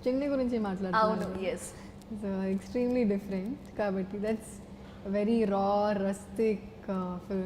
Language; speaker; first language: Telugu; non-native, fluent; Malayalam